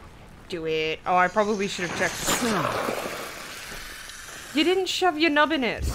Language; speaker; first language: English; native; English